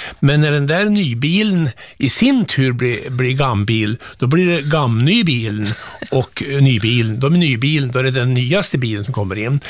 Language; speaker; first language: Swedish; native; Swedish